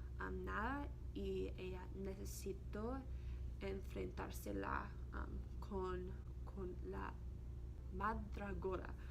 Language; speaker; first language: Spanish; non-native, learner; English